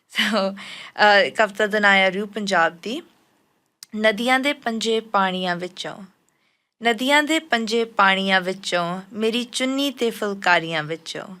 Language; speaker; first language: Punjabi; early bilingual, heritage; Punjabi